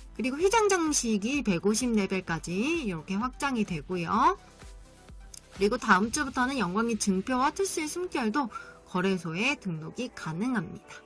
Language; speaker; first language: Korean; native; Korean